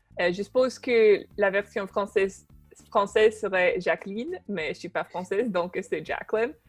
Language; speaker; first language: French; non-native, fluent; English